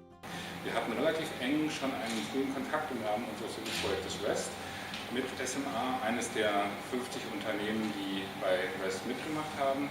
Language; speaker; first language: German; native; German